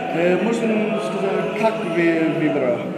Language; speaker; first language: Russian; non-native, learner; English